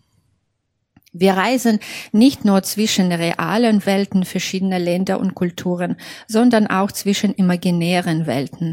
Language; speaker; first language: German; non-native, fluent; Russian